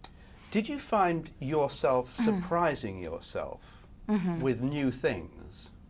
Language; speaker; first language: English; native; English